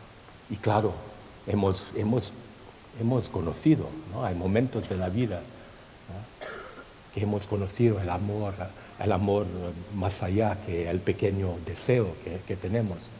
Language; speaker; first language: Spanish; non-native, fluent; Thai